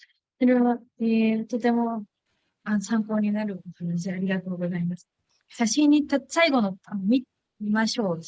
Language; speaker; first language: Japanese; non-native, fluent; Spanish